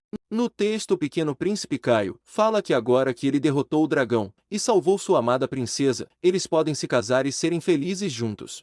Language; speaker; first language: Portuguese; native; Portuguese